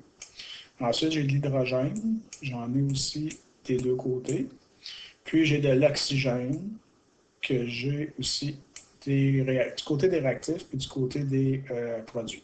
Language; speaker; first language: French; native; French